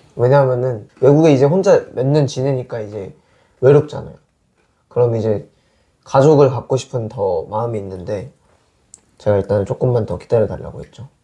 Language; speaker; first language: Korean; native; Korean